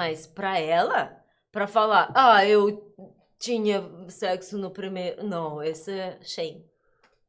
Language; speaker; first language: Portuguese; non-native, learner; Russian